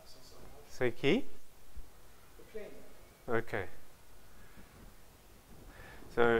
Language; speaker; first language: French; non-native, learner; English